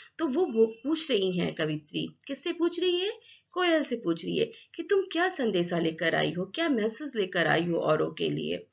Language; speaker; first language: Hindi; non-native, local second language; Assamese